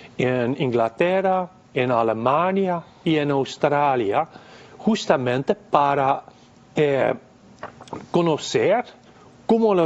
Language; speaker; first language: Spanish; non-native, fluent; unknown